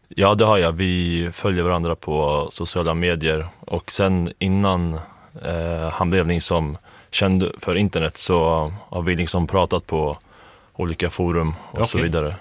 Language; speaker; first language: Swedish; native; Swedish